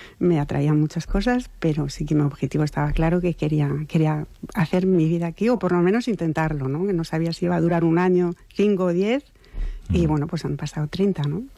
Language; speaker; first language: Spanish; non-native, fluent; French